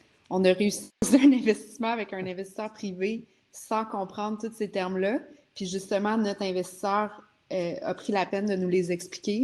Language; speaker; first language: French; native; French